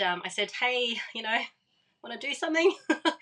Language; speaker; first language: English; early bilingual, other home language; Thai